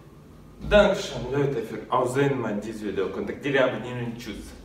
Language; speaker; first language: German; non-native, learner; Russian